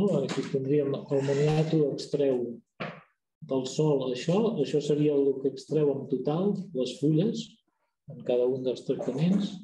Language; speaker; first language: Catalan; native; Catalan